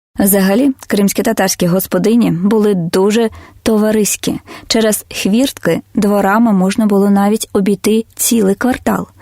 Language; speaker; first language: Ukrainian; non-native, local second language; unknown